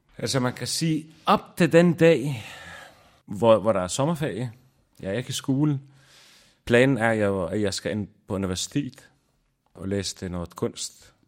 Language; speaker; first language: Danish; non-native, fluent; Arabic